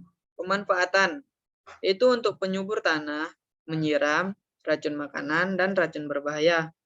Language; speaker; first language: Indonesian; native; Indonesian